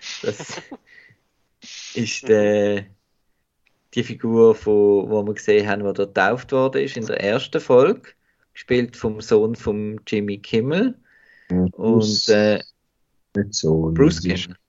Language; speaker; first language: German; native; German